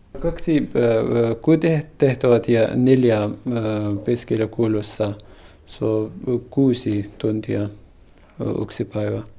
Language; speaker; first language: Finnish; non-native, learner; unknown